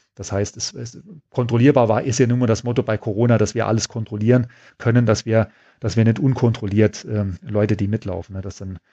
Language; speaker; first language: German; native; German